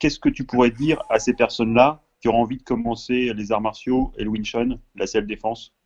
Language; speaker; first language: French; native; French